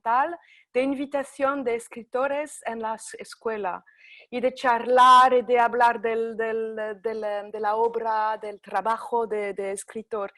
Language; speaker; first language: Spanish; non-native, fluent; French